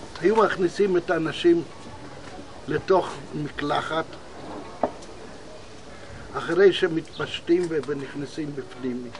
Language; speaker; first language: Hebrew; non-native, fluent; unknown